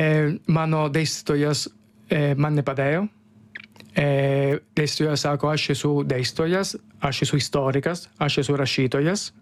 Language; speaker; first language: Lithuanian; non-native, learner; Italian